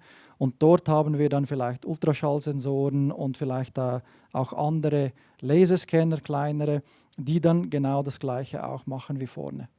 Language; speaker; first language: German; native; German